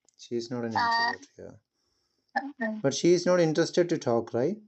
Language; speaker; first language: English; non-native, local second language; Malayalam